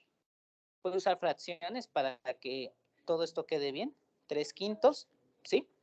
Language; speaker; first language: Spanish; native; Spanish